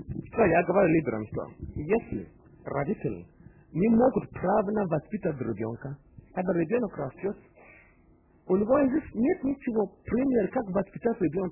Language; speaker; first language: Russian; non-native, fluent; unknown